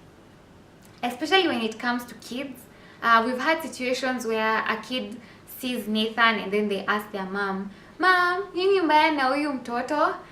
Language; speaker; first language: English; non-native, local second language; Swahili